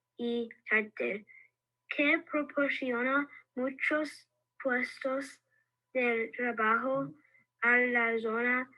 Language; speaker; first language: Spanish; non-native, learner; English